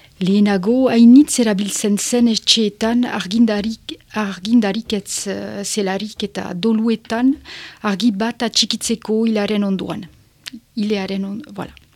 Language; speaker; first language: Basque; non-native, local second language; French